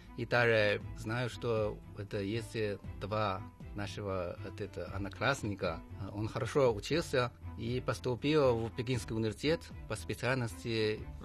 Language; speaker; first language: Russian; non-native, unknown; Chinese